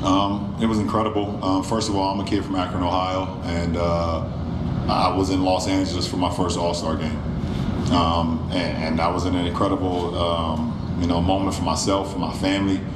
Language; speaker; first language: English; native; English